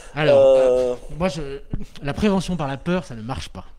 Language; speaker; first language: French; native; French